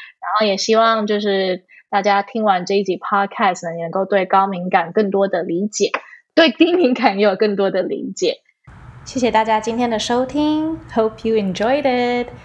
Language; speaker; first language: Chinese; early bilingual, heritage; Chinese